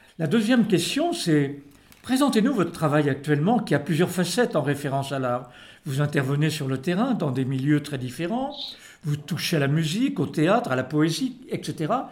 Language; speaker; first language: French; native; French